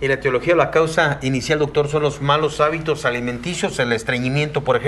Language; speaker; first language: Spanish; native; Spanish